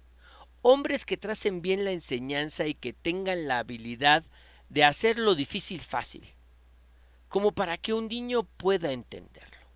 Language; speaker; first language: Spanish; native; Spanish